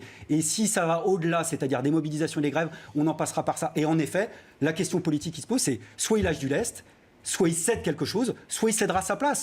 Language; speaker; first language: French; native; French